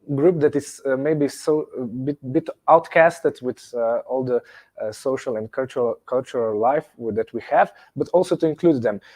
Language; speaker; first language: English; non-native, fluent; Slovenian